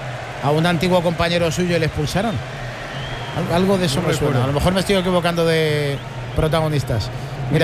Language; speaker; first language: Spanish; native; Spanish